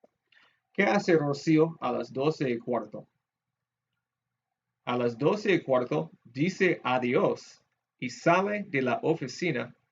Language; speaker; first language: Spanish; non-native, fluent; English